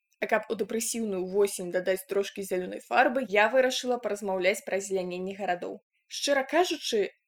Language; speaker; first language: Belarusian; non-native, local second language; Russian